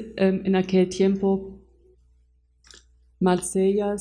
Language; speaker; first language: Spanish; non-native, fluent; German